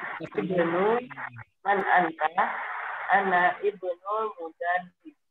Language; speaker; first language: Arabic; non-native, learner; Indonesian